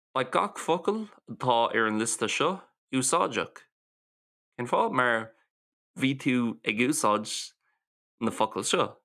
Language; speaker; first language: Irish; non-native, local second language; English